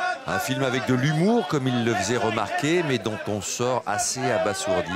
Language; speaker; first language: French; native; French